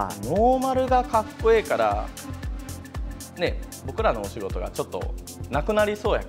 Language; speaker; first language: Japanese; native; Japanese